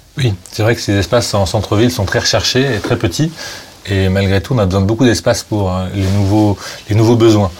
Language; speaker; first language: French; native; French